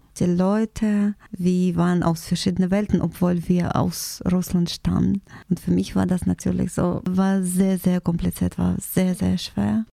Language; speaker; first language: German; non-native, fluent; Russian